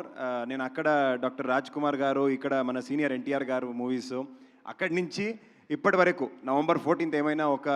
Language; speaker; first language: Telugu; non-native, local second language; Kannada